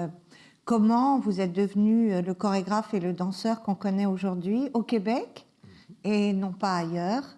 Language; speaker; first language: French; native; French